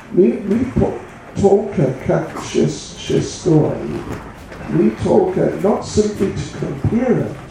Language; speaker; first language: Russian; non-native, learner; English